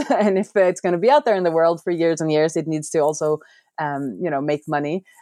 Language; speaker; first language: English; non-native, fluent; Norwegian